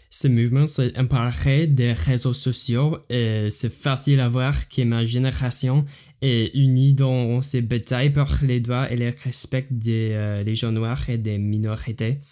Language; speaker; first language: French; non-native, learner; English